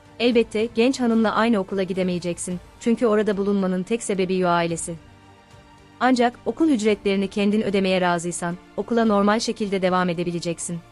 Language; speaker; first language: Turkish; native; Turkish